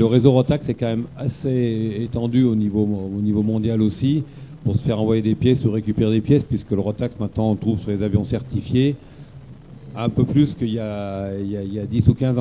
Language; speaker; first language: French; native; French